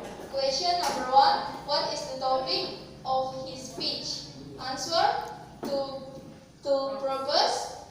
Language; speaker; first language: English; non-native, learner; Indonesian